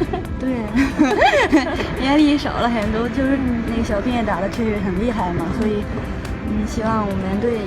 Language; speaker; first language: Chinese; non-native, fluent; Japanese